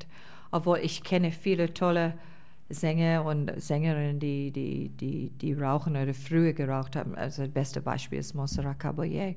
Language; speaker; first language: German; non-native, fluent; English